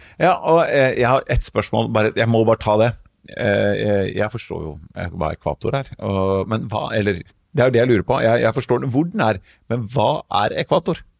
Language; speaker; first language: Norwegian; native; Norwegian